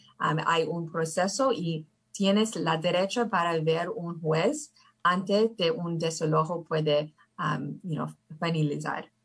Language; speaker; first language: Spanish; early bilingual, heritage; English